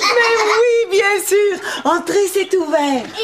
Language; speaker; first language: French; native; French